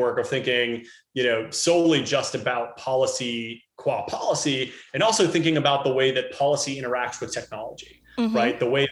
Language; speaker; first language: English; native; English